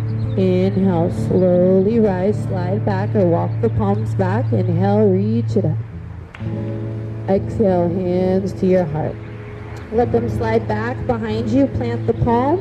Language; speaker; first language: English; native; English